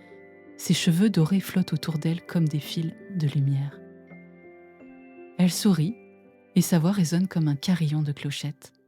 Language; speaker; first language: French; native; French